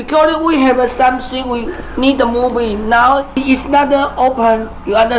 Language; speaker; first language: English; non-native, learner; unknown